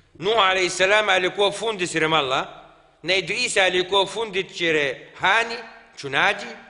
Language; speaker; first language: Swahili; non-native, fluent; Arabic